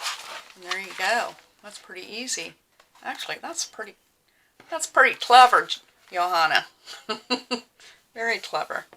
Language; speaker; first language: English; native; English